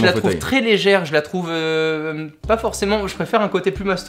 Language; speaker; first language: French; native; French